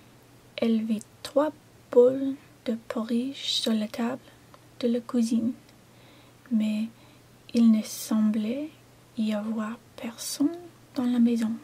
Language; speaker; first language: French; non-native, learner; English